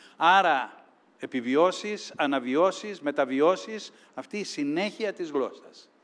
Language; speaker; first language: Greek; native; Greek